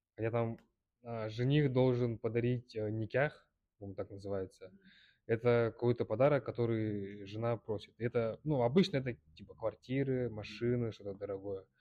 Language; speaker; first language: Russian; early bilingual, other home language; Kyrgyz